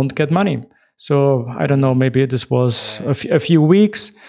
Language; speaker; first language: English; non-native, fluent; German